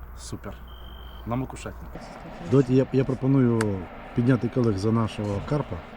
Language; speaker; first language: Ukrainian; non-native, local second language; Russian